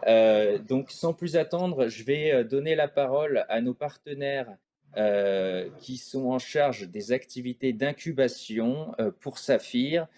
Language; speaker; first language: French; native; French